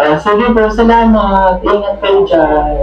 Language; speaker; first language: Filipino; non-native, local second language; Cebuano